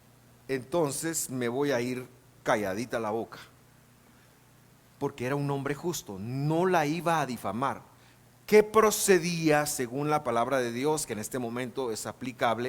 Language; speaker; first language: Spanish; native; Spanish